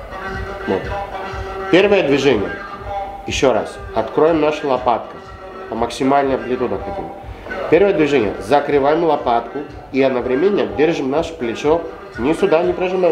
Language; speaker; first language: Russian; non-native, fluent; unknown